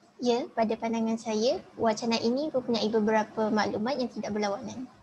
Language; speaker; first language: Malay; native; Malay